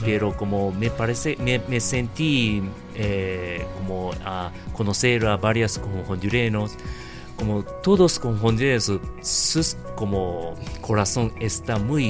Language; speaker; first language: Spanish; non-native, fluent; Japanese